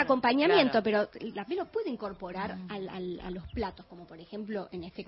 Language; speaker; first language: Spanish; native; Spanish